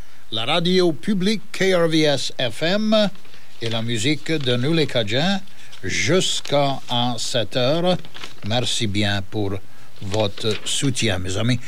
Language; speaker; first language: French; native; French